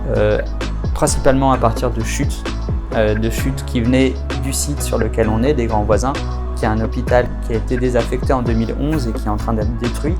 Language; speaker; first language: French; native; French